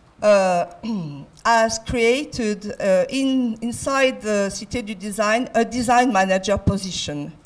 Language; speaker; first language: English; non-native, fluent; French